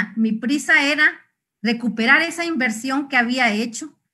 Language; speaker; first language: Spanish; native; Spanish